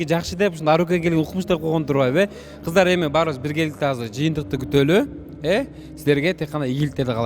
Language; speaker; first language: Kyrgyz; native; Kyrgyz